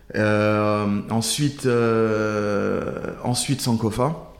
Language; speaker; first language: French; native; French